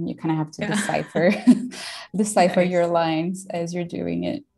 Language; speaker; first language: English; non-native, fluent; Portuguese